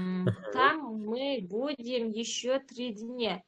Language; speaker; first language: Russian; non-native, learner; Uzbek